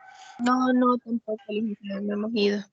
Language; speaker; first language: Spanish; native; Spanish